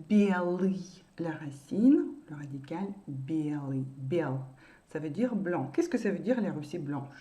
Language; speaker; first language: French; non-native, fluent; Russian